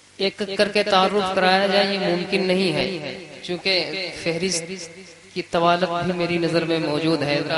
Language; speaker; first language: Urdu; native; Urdu